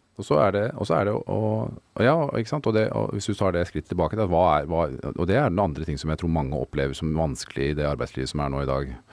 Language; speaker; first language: Norwegian; native; Norwegian